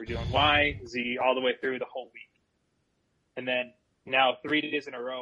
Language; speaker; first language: English; native; English